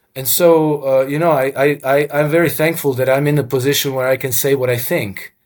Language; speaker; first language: English; non-native, fluent; Croatian